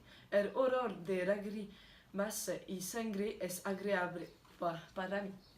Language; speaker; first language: Spanish; non-native, learner; French